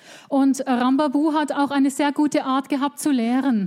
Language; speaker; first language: German; native; German